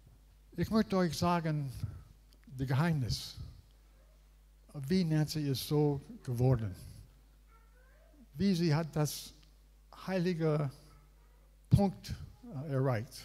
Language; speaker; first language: German; non-native, learner; English